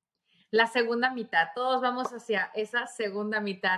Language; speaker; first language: Spanish; native; Spanish